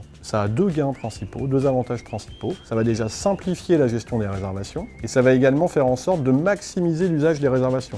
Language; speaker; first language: French; native; French